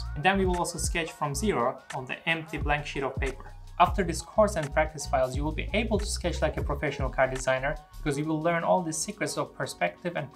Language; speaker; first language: English; non-native, fluent; Turkish